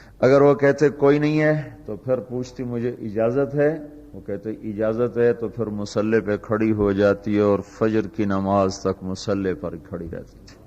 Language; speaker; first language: Urdu; non-native, local second language; Punjabi